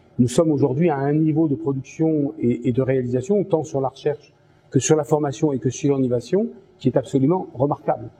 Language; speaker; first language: French; native; French